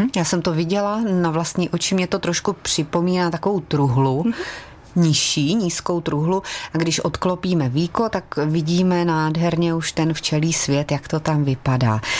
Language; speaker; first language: Czech; native; Czech